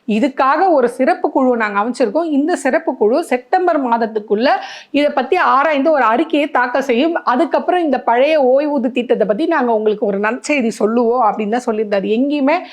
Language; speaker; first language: Tamil; native; Tamil